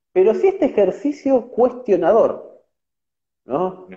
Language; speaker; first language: Spanish; native; Spanish